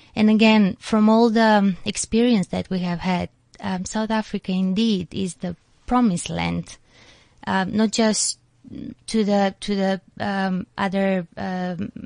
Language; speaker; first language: English; non-native, fluent; Macedonian